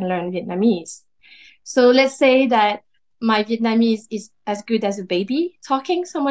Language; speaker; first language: English; non-native, fluent; French